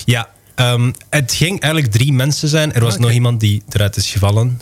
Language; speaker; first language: Dutch; non-native, local second language; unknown